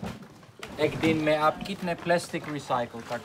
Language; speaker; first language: Hindi; non-native, learner; Dutch